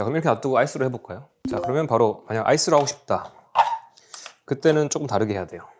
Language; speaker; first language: Korean; native; Korean